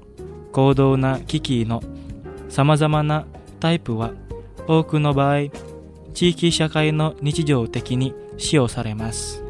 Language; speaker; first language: Japanese; non-native, fluent; Indonesian